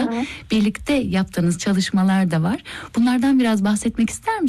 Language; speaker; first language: Turkish; native; Turkish